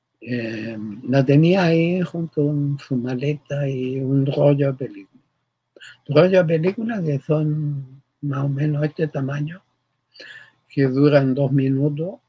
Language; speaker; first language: Spanish; early bilingual, other home language; German